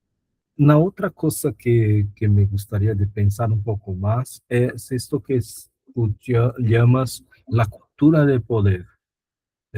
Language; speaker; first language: Spanish; non-native, fluent; Portuguese